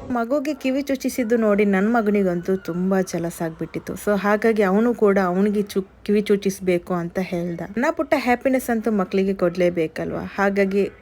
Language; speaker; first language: Kannada; native; Kannada